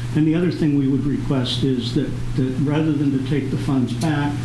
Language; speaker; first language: English; native; English